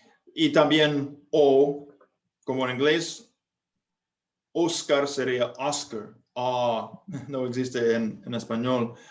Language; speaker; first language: Spanish; non-native, fluent; English